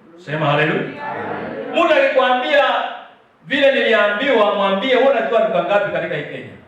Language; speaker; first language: Swahili; non-native, local second language; Luyia